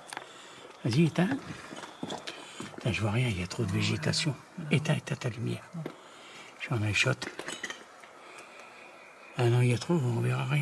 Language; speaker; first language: French; native; French